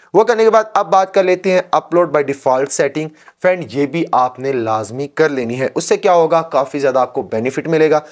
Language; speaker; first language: Urdu; non-native, local second language; Punjabi